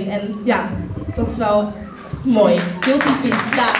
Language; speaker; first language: Dutch; native; Dutch